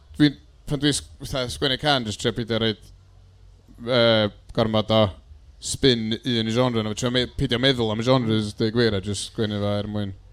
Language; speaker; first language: Welsh; native; Welsh